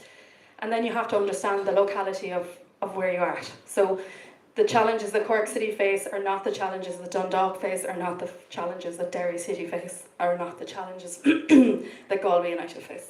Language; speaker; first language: English; native; English